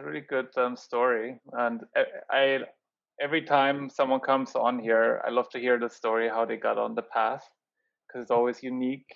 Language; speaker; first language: English; non-native, fluent; German